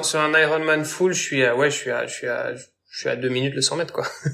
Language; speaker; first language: French; native; French